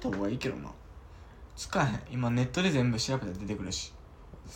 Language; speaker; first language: Japanese; native; Japanese